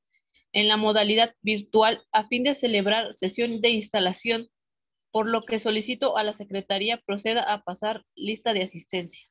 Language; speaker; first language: Spanish; native; Spanish